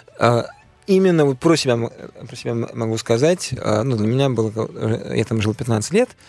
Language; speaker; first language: Russian; native; Russian